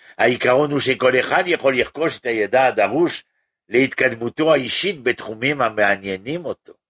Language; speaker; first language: Hebrew; non-native, fluent; French